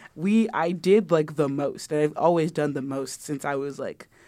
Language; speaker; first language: English; early bilingual, other home language; Yoruba